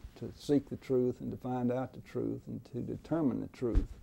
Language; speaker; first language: English; native; English